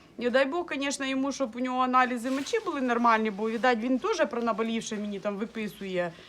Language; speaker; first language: Ukrainian; non-native, local second language; Russian